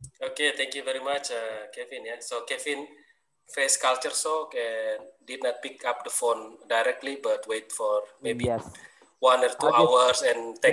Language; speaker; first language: English; non-native, fluent; Indonesian